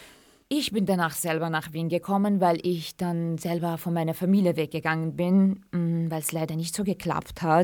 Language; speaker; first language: German; early bilingual, other home language; Central Kurdish